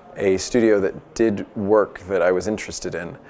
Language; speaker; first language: English; native; English